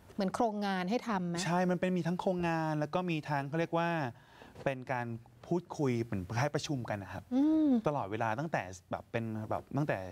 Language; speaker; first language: Thai; native; Thai